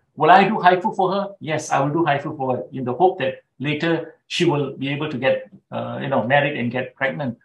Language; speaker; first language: English; non-native, local second language; Tamil